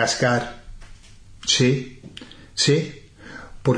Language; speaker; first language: Spanish; non-native, fluent; English